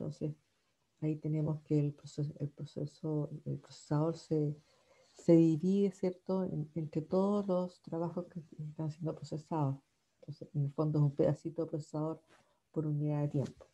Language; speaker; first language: Spanish; native; Spanish